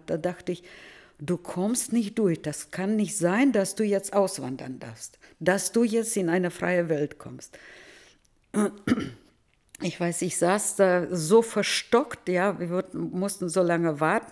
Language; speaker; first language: German; early bilingual, heritage; Russian